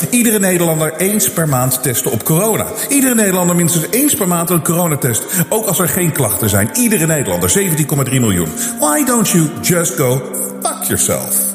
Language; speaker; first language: Dutch; native; Dutch